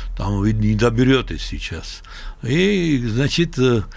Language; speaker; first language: Russian; non-native, local second language; Georgian